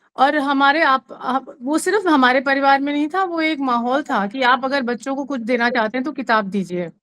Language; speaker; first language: Hindi; native; Hindi